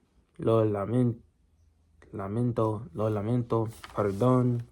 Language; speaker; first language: Spanish; non-native, learner; English